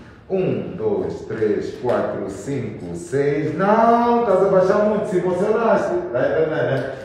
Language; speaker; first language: Portuguese; native; Portuguese